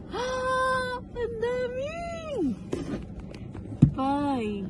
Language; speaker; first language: Japanese; non-native, learner; Filipino